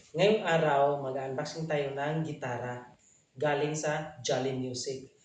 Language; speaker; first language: Filipino; non-native, local second language; Cebuano